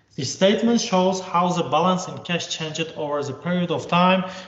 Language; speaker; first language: English; non-native, fluent; Uzbek